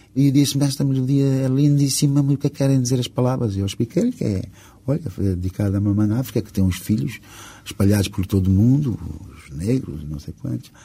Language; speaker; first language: Portuguese; non-native, local second language; Kabuverdianu